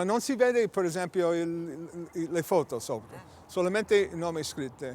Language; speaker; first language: Italian; early bilingual, heritage; English